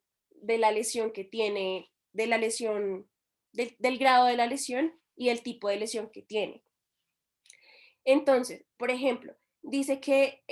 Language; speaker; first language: Spanish; native; Spanish